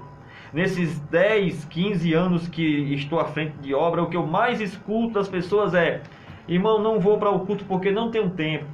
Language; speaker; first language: Portuguese; native; Portuguese